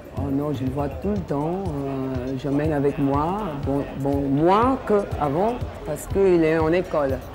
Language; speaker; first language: French; non-native, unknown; English